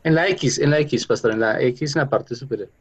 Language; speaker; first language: Spanish; native; Spanish